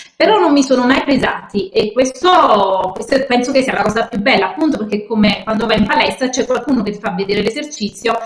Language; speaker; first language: Italian; native; Italian